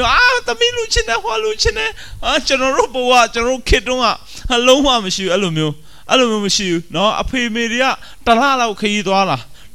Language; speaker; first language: Burmese; non-native, local second language; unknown